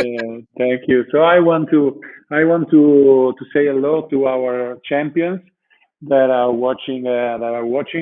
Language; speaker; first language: English; non-native, fluent; Italian